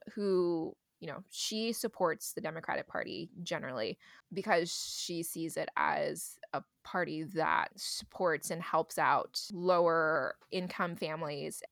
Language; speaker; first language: English; native; English